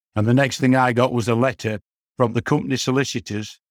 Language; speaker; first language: English; native; English